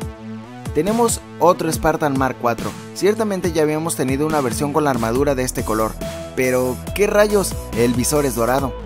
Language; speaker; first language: Spanish; native; Spanish